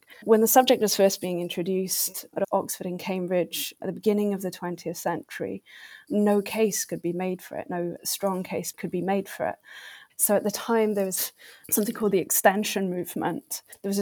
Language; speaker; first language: English; native; English